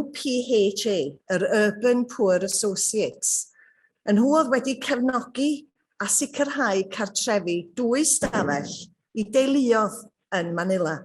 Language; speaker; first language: Welsh; native; Welsh